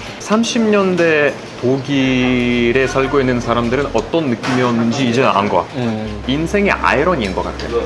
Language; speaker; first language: Korean; non-native, fluent; Russian